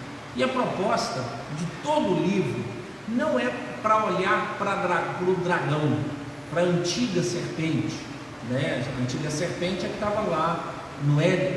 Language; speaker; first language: Portuguese; native; Portuguese